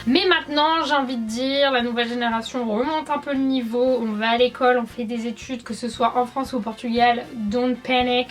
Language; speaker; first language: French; native; French